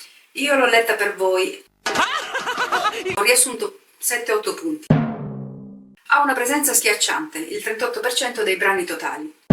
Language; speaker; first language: Italian; native; Italian